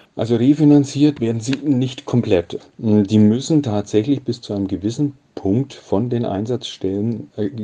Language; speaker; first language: German; native; German